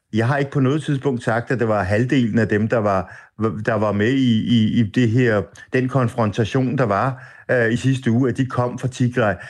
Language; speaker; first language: Danish; native; Danish